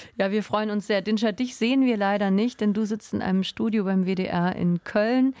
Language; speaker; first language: German; native; German